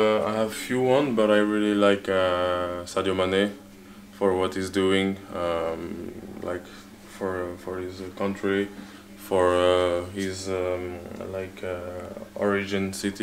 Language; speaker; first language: English; non-native, fluent; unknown